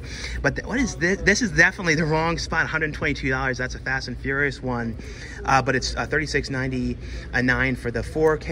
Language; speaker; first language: English; native; English